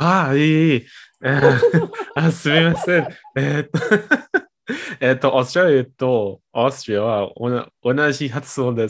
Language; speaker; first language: Japanese; non-native, learner; German